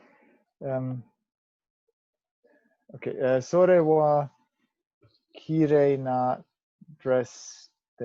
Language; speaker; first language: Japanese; non-native, learner; English